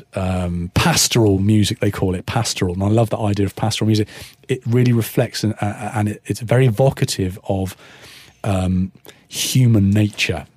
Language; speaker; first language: English; native; English